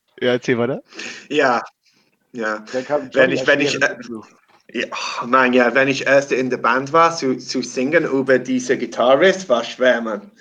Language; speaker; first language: German; non-native, learner; English